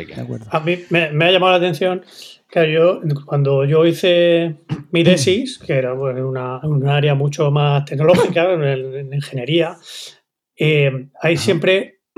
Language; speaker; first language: Spanish; native; Spanish